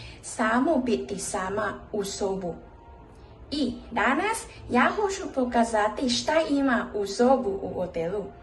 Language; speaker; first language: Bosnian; early bilingual, heritage; Bosnian